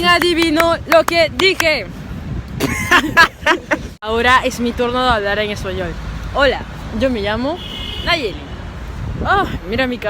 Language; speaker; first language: Spanish; non-native, learner; French